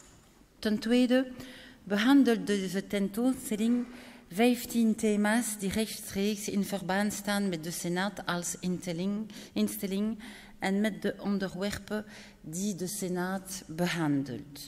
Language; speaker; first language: Dutch; non-native, local second language; French